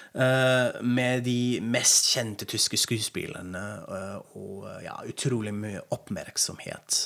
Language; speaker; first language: Norwegian; non-native, fluent; German